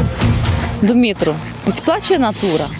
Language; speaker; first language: Romanian; native; Romanian